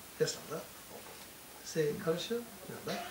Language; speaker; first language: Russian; non-native, learner; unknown